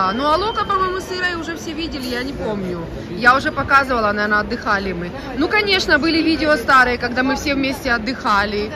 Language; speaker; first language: Russian; native; Russian